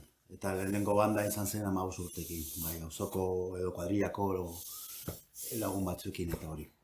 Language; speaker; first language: Basque; non-native, local second language; Spanish